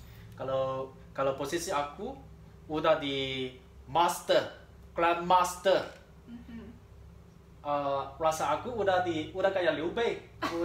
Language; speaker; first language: Indonesian; non-native, learner; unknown